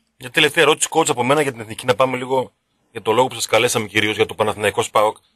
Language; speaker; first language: Greek; native; Greek